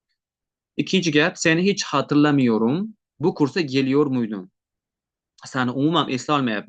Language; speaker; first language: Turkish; non-native, fluent; Uzbek